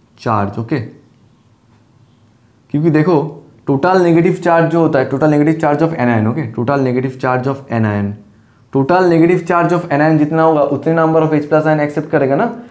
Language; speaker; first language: Hindi; non-native, local second language; Bangla